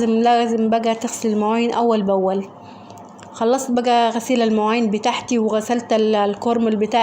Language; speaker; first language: Arabic; native; Arabic